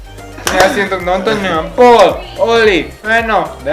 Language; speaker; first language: Indonesian; early bilingual, other home language; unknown